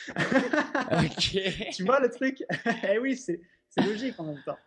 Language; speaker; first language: French; native; French